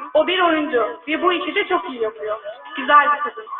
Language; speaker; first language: Turkish; non-native, fluent; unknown